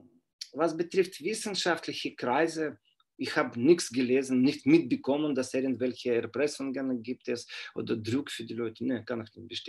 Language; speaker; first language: German; non-native, fluent; Russian